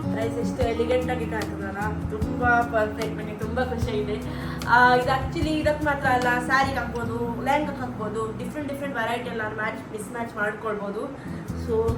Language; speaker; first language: Kannada; native; Kannada